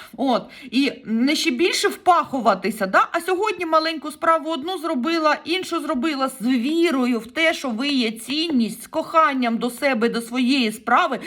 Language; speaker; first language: Ukrainian; non-native, local second language; Russian